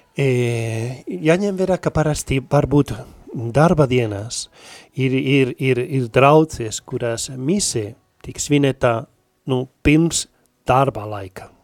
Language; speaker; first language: Latvian; non-native, fluent; Spanish